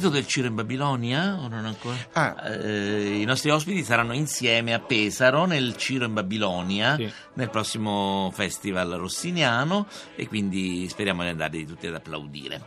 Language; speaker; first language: Italian; native; Italian